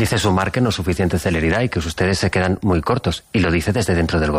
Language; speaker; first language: Spanish; native; Spanish